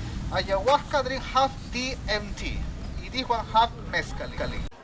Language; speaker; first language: English; non-native, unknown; Spanish